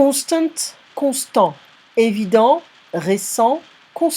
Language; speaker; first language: French; non-native, fluent; English